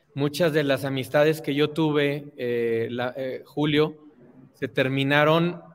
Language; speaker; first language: Spanish; native; Spanish